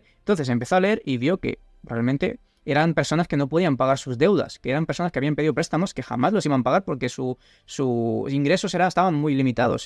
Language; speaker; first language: Spanish; native; Spanish